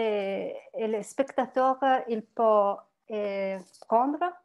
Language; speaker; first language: French; non-native, learner; Italian